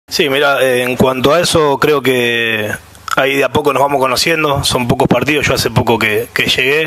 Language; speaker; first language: Spanish; native; Spanish